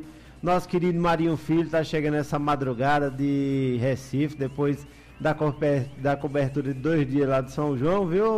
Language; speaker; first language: Portuguese; native; Portuguese